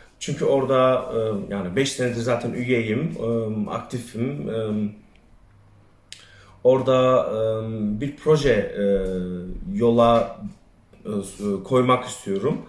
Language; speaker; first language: Turkish; early bilingual, other home language; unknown